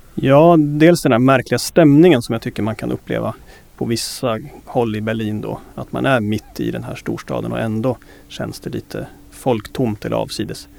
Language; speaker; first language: Swedish; native; Swedish